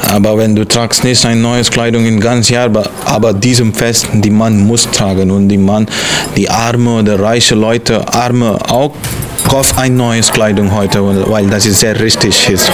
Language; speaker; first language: German; non-native, learner; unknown